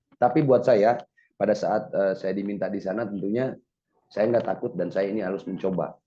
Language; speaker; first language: Indonesian; native; Indonesian